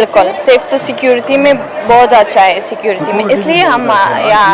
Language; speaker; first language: Hindi; non-native, learner; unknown